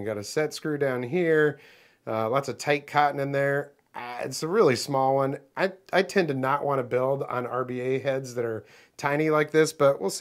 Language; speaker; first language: English; native; English